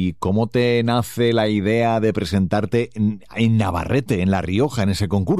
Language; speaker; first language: Spanish; native; Spanish